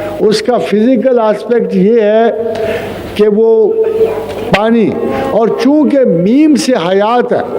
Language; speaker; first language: Urdu; non-native, local second language; Punjabi